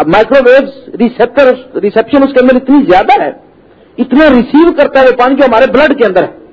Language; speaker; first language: Urdu; non-native, local second language; Punjabi